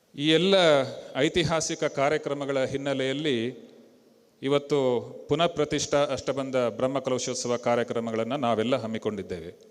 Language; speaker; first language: Kannada; non-native, local second language; Tulu